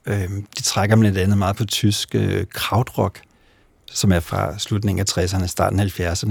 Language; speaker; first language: Danish; native; Danish